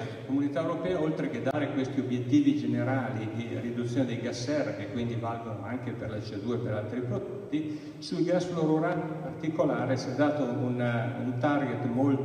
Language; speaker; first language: Italian; native; Italian